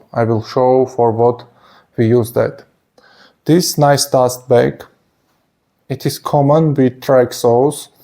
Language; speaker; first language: English; non-native, fluent; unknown